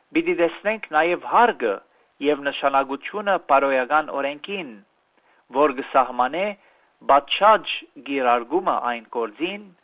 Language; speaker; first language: Armenian; early bilingual, heritage; Armenian